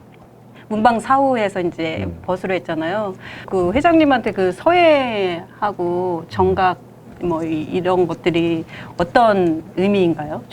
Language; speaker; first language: Korean; native; Korean